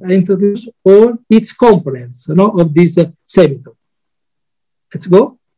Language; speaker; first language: English; non-native, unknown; Italian